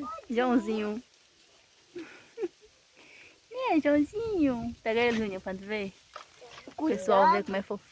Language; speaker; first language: Portuguese; native; Portuguese